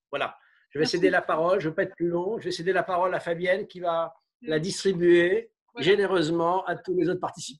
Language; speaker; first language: French; native; French